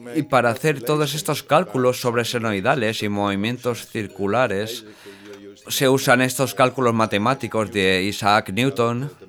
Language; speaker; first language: Spanish; non-native, fluent; Dutch